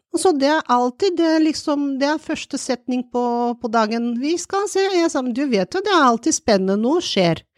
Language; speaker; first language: Norwegian; non-native, fluent; Bulgarian